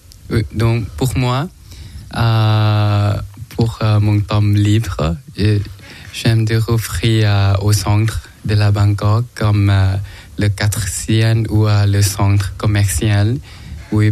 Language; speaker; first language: French; non-native, learner; Thai